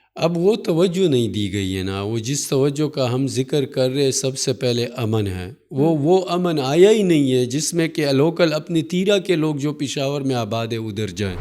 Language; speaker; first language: Urdu; non-native, local second language; Pashto